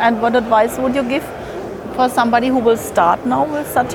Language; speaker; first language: English; non-native, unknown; German